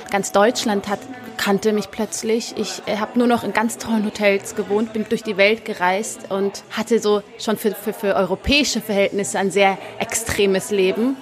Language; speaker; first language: German; early bilingual, other home language; Amharic